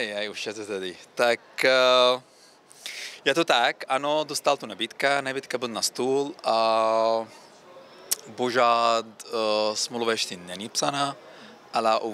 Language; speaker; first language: Czech; non-native, learner; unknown